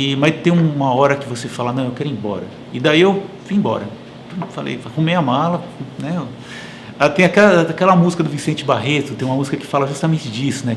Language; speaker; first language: Portuguese; native; Portuguese